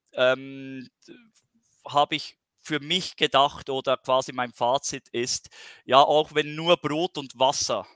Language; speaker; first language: German; native; German